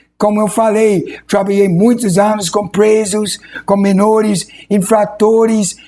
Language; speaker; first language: Portuguese; non-native, fluent; English